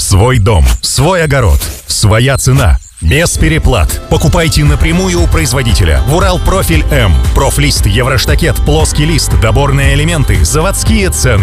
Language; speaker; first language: Russian; native; Russian